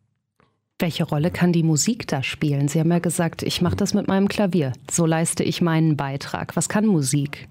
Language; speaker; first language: German; native; German